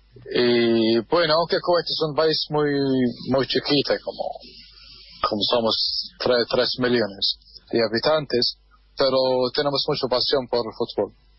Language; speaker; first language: Spanish; non-native, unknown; Arabic